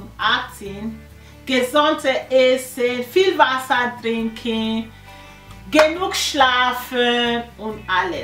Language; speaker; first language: German; non-native, learner; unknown